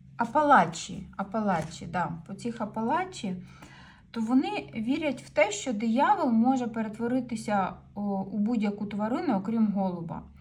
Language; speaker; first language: Ukrainian; non-native, local second language; Russian